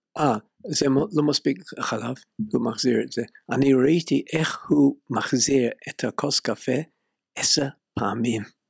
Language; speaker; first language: Hebrew; non-native, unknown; English